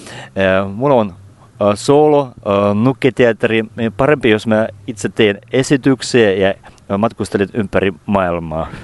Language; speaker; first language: Finnish; non-native, fluent; Russian